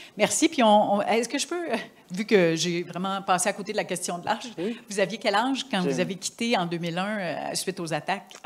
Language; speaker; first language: French; native; French